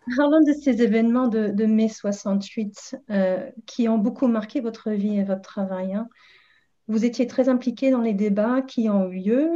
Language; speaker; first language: French; non-native, fluent; English